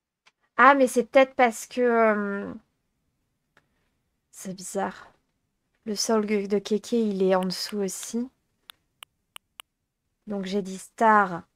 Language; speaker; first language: French; native; French